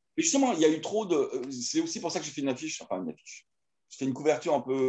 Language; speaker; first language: French; native; French